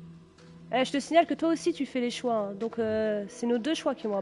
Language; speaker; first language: French; native; French